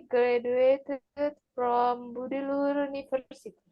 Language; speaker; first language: English; non-native, learner; Indonesian